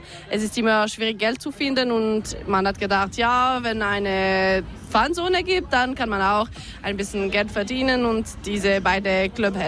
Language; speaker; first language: German; non-native, local second language; French